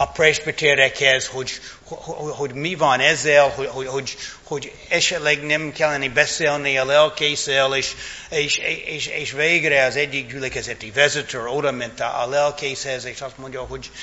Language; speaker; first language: Hungarian; non-native, fluent; English